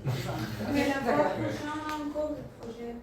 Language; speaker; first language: French; non-native, learner; Bulgarian